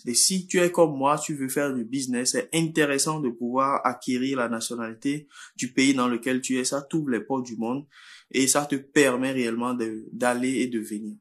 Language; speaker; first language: French; non-native, local second language; Fon